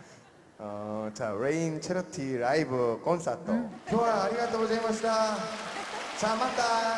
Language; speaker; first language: Japanese; non-native, fluent; Khmer